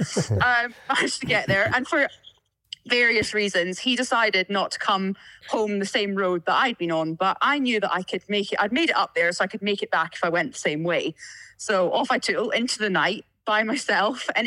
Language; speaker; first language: English; native; English